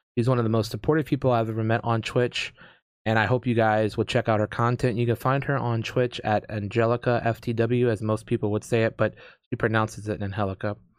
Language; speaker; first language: English; native; English